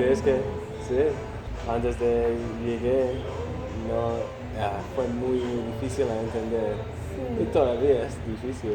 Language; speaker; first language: Spanish; non-native, learner; English